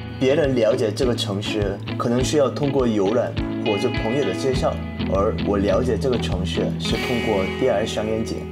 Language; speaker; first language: Chinese; non-native, fluent; Korean